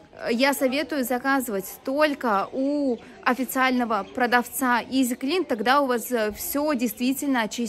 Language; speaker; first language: Russian; native; Russian